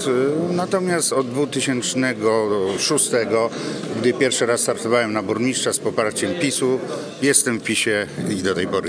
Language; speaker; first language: Polish; native; Polish